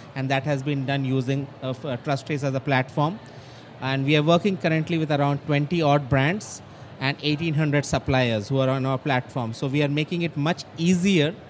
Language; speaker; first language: English; non-native, local second language; Bangla